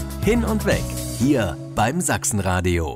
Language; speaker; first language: German; native; German